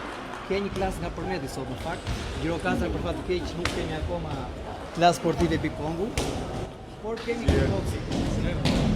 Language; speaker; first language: Albanian; native; Albanian